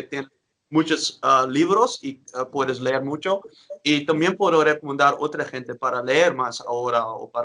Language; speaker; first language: Spanish; non-native, learner; Dutch